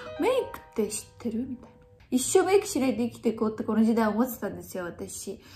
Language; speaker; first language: Japanese; native; Japanese